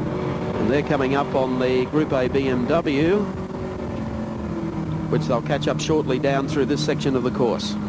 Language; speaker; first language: English; native; English